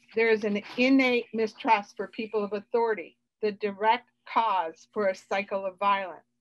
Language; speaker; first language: English; native; English